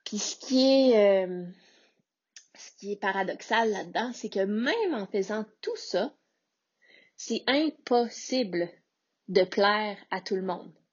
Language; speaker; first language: French; native; French